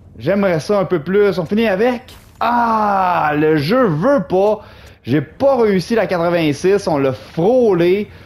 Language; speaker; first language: French; native; French